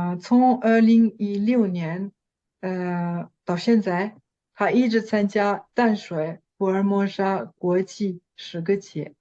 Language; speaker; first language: Chinese; non-native, fluent; French